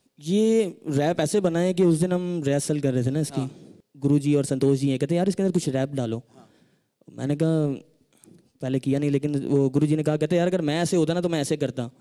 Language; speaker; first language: Urdu; non-native, local second language; Punjabi